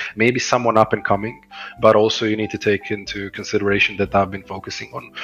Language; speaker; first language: English; non-native, fluent; Croatian